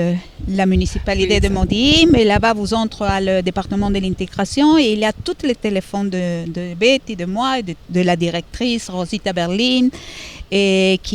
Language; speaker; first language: French; non-native, fluent; Spanish